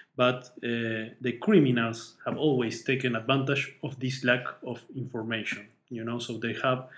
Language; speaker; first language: English; non-native, fluent; Spanish